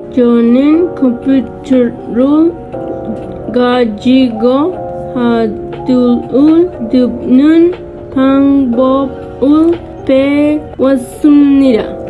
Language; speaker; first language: Korean; non-native, learner; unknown